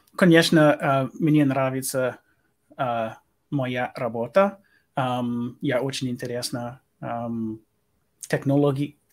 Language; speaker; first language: Russian; non-native, learner; English